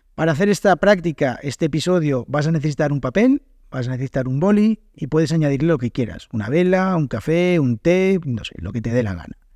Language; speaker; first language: Spanish; native; Spanish